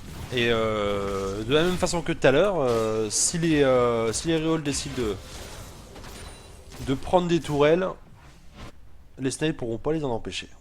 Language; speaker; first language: French; native; French